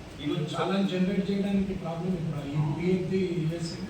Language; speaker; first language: Telugu; native; Telugu